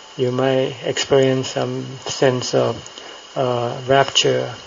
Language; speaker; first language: English; non-native, fluent; Thai